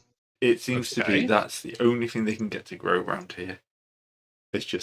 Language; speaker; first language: English; native; English